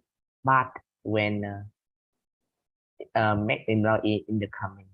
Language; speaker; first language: English; non-native, learner; Vietnamese